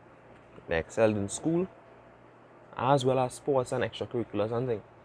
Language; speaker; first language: English; native; English